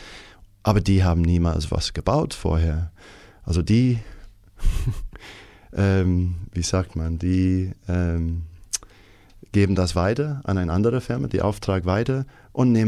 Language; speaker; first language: German; non-native, fluent; English